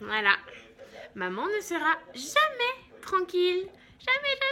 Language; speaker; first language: French; native; French